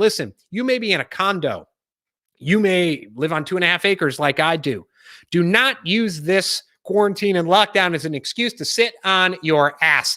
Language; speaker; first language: English; native; English